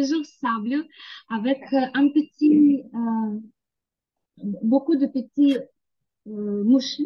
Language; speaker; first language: French; non-native, learner; Ukrainian